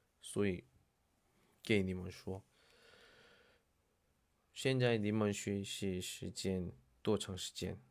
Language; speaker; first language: Chinese; non-native, learner; Korean